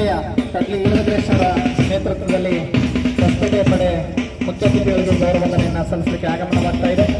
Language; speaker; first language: Kannada; native; Kannada